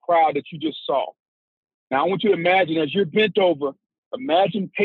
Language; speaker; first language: English; native; English